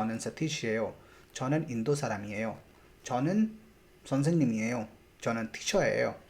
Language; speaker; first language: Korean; non-native, fluent; Hindi